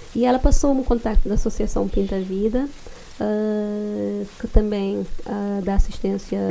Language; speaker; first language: Portuguese; non-native, local second language; Kabuverdianu